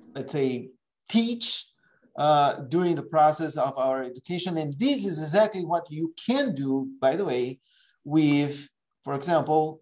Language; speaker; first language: English; non-native, fluent; Portuguese